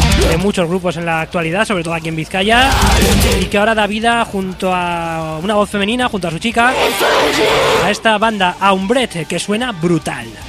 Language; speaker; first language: Spanish; native; Spanish